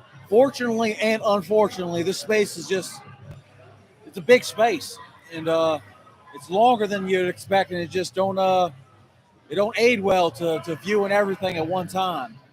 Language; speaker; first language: English; native; English